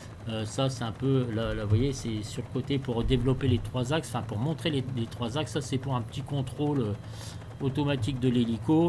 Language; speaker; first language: French; native; French